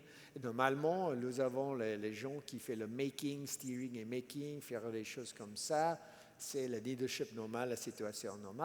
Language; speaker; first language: French; non-native, fluent; English